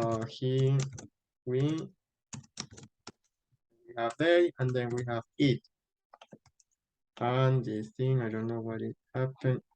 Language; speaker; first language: English; non-native, fluent; Spanish